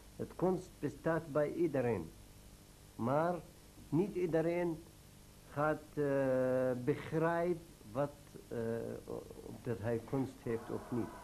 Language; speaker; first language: Dutch; non-native, learner; Arabic